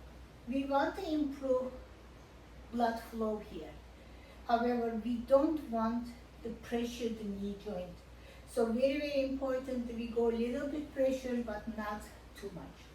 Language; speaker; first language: English; non-native, fluent; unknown